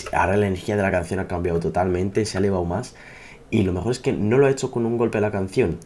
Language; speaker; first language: Spanish; native; Spanish